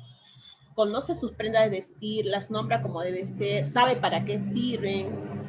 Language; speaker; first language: Spanish; native; Spanish